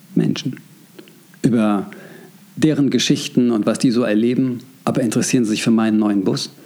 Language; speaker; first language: German; native; German